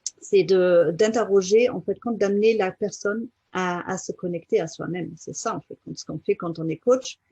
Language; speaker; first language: French; non-native, fluent; German